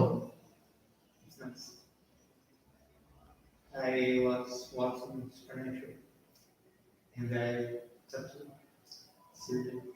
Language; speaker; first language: English; non-native, learner; Portuguese